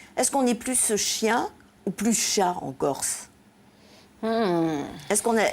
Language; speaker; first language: French; native; French